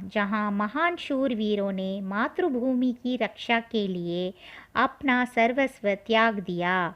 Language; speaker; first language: Hindi; non-native, local second language; Tamil